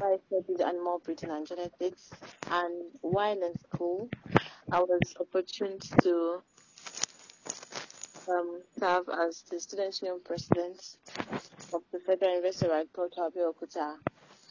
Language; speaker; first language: English; non-native, local second language; Yoruba